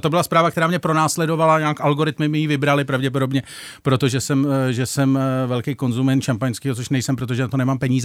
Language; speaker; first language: Czech; native; Czech